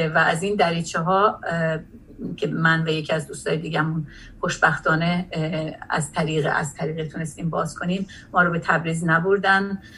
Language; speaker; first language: Persian; non-native, local second language; Azerbaijani